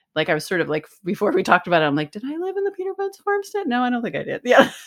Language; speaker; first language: English; native; English